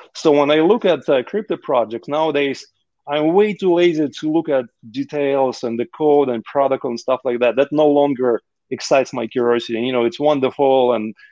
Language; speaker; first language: English; non-native, fluent; Russian